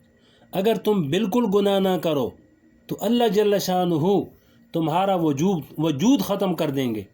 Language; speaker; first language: Urdu; native; Urdu